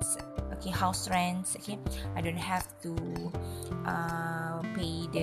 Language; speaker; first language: English; non-native, learner; Malay